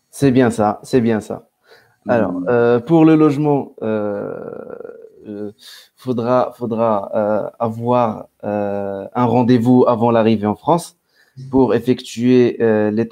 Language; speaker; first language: French; non-native, local second language; Arabic